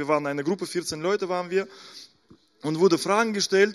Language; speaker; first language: German; non-native, fluent; Russian